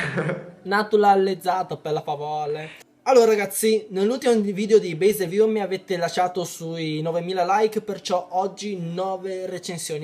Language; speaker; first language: Italian; early bilingual, other home language; Chinese